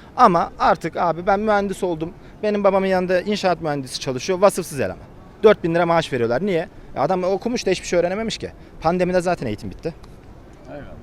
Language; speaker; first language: Turkish; native; Turkish